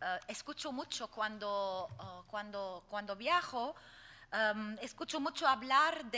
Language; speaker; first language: Spanish; non-native, fluent; Arabic